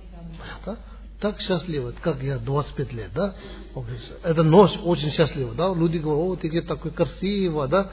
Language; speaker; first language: Russian; non-native, learner; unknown